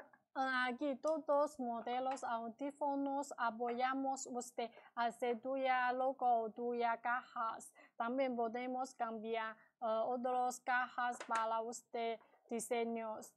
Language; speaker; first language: Spanish; non-native, learner; Chinese